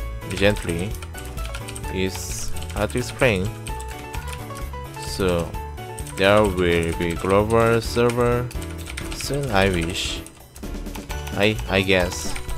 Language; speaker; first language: English; non-native, learner; Korean